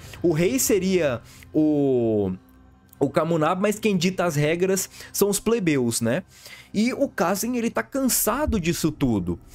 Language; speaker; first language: Portuguese; native; Portuguese